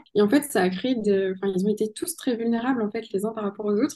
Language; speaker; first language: French; native; French